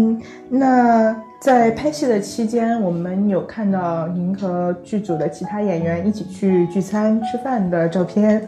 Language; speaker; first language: Chinese; native; Chinese